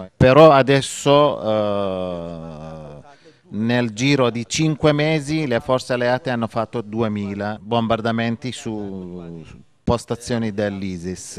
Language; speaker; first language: Italian; non-native, fluent; Kurdish